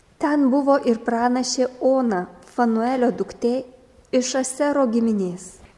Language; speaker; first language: Lithuanian; native; Lithuanian